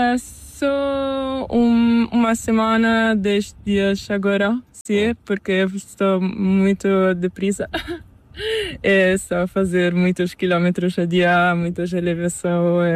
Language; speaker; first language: Spanish; non-native, learner; Italian